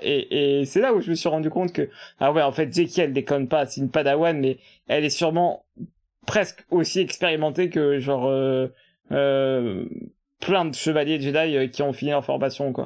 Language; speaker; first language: French; native; French